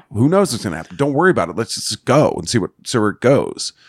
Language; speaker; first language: English; native; English